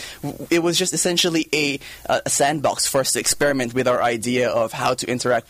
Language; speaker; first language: English; non-native, local second language; Filipino